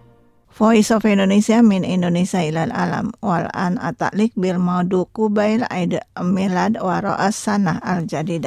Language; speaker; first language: Arabic; non-native, fluent; Indonesian